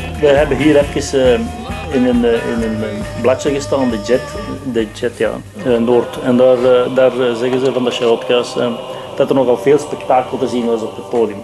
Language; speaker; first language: Dutch; early bilingual, other home language; Italian